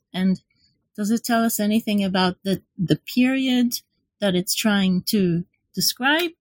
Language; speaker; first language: English; non-native, fluent; Hebrew